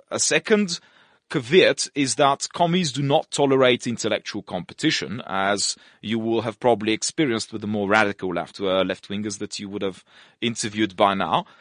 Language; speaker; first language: English; non-native, fluent; Russian